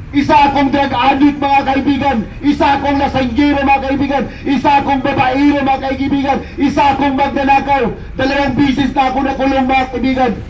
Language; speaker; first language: Filipino; non-native, local second language; Cebuano